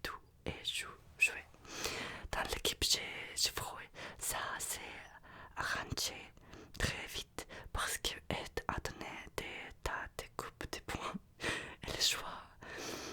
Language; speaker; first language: French; non-native, learner; Russian